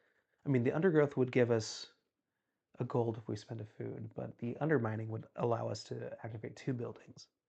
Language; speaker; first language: English; native; English